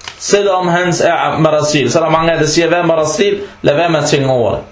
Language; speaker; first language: Danish; early bilingual, other home language; Arabic